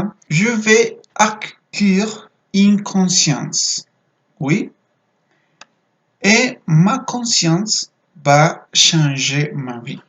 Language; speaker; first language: French; non-native, fluent; Spanish